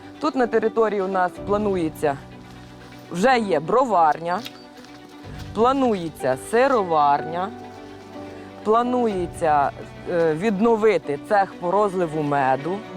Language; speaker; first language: Ukrainian; native; Ukrainian